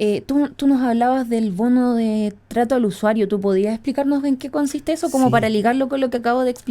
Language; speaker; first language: Spanish; native; Spanish